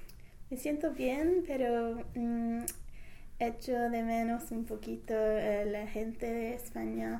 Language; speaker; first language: Spanish; non-native, fluent; English